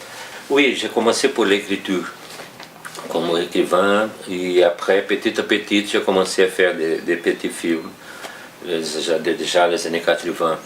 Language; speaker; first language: French; non-native, fluent; Portuguese